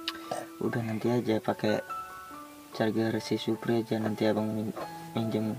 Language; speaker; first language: Indonesian; native; Indonesian